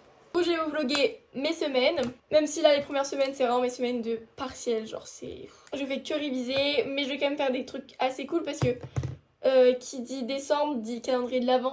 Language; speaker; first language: French; native; French